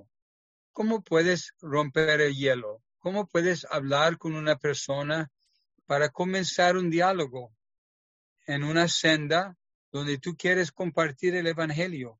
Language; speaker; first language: Spanish; non-native, fluent; English